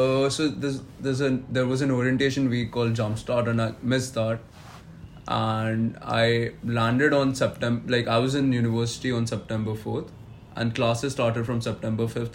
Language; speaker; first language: English; non-native, local second language; Hindi